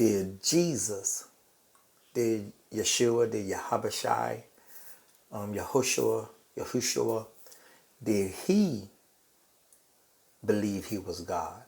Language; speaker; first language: English; native; English